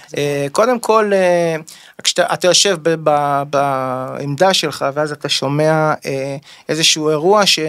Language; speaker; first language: Hebrew; native; Hebrew